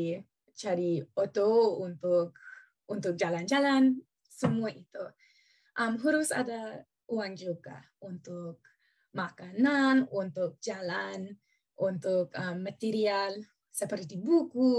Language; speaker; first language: Indonesian; non-native, learner; English